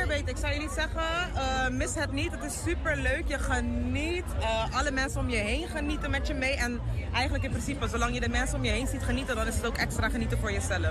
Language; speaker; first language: Dutch; native; Dutch